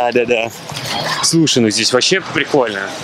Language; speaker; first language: Russian; native; Russian